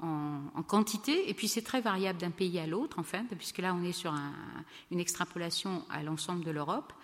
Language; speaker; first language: French; native; French